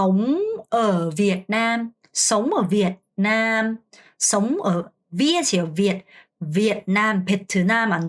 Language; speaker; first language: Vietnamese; non-native, fluent; Korean